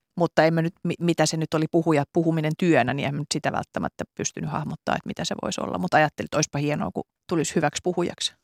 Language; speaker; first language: Finnish; native; Finnish